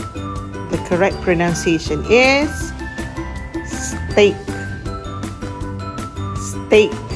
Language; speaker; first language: English; non-native, local second language; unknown